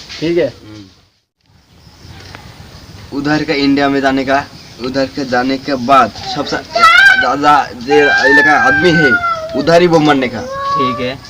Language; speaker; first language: Hindi; non-native, local second language; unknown